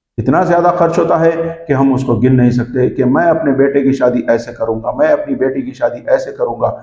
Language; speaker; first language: Urdu; native; Urdu